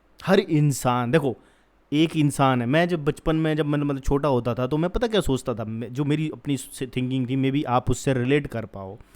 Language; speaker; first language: Hindi; native; Hindi